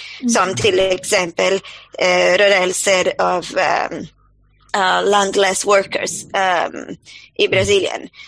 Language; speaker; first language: Swedish; non-native, fluent; Portuguese